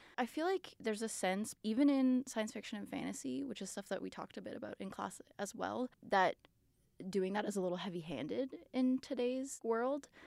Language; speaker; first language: English; early bilingual, other home language; Portuguese